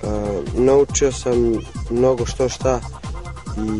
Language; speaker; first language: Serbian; early bilingual, heritage; Serbian